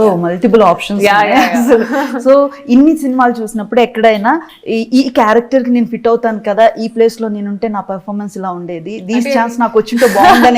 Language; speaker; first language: Telugu; native; Telugu